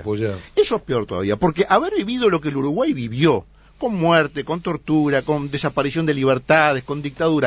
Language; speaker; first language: Spanish; native; Spanish